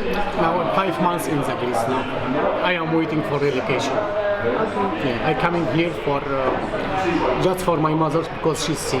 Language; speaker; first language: English; non-native, learner; Kurdish